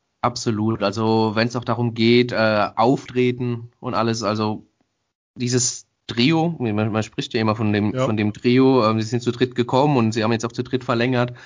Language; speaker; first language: German; native; German